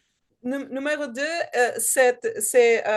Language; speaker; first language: French; non-native, learner; Portuguese